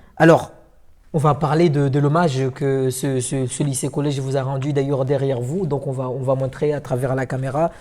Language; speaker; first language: French; non-native, local second language; Ngazidja Comorian